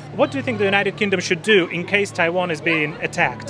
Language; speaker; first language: English; non-native, fluent; Polish